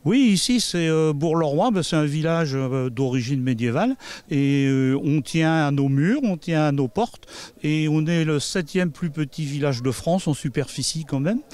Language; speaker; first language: French; native; French